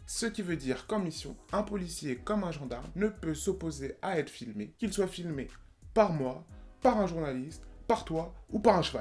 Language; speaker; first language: French; native; French